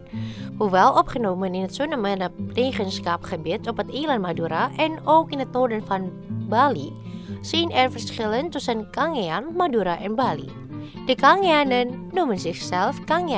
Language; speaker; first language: Dutch; non-native, fluent; Indonesian